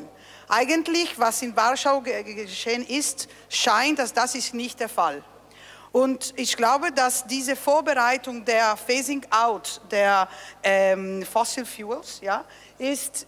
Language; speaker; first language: German; non-native, fluent; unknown